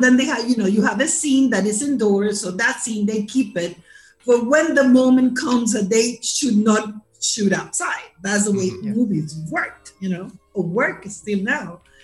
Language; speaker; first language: English; non-native, fluent; Spanish